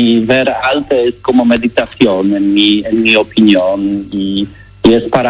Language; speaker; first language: Spanish; non-native, learner; Polish